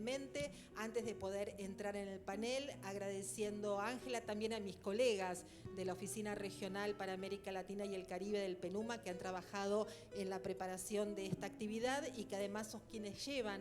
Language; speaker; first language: Spanish; native; Spanish